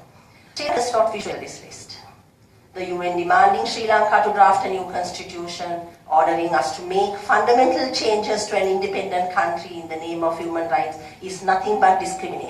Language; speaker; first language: English; non-native, local second language; Sinhala